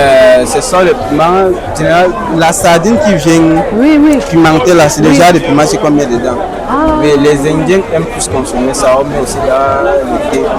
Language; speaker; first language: French; non-native, local second language; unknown